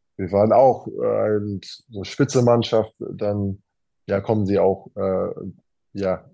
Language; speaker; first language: German; non-native, fluent; English